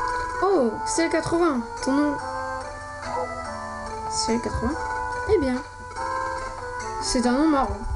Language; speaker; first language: French; native; French